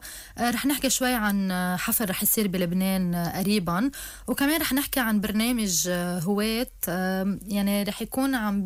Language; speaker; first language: Arabic; native; Arabic